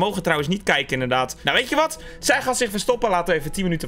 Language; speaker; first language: Dutch; native; Dutch